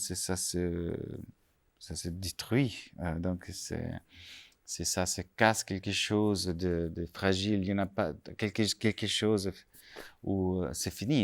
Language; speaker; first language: French; non-native, fluent; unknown